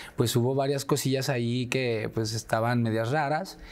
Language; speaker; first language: Spanish; native; Spanish